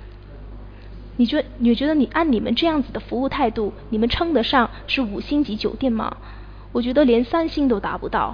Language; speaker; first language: Chinese; native; Chinese